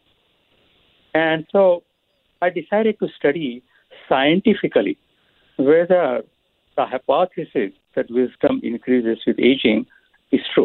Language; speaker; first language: English; non-native, local second language; Marathi